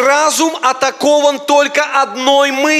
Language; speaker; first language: Polish; non-native, learner; Russian